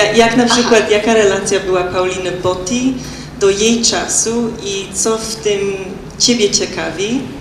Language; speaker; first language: Polish; early bilingual, heritage; Polish